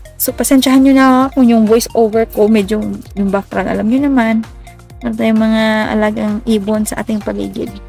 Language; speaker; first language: Filipino; native; Filipino